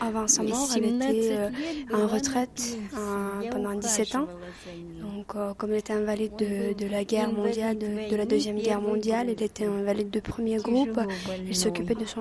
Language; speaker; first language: French; non-native, fluent; Russian